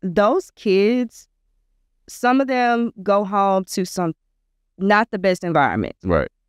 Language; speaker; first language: English; native; English